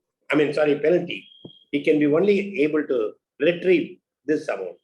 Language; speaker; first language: English; non-native, local second language; Tamil